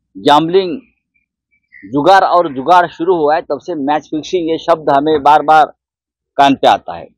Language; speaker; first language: Hindi; non-native, local second language; Marathi